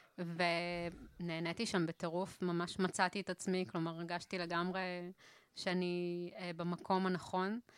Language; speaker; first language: Hebrew; native; Hebrew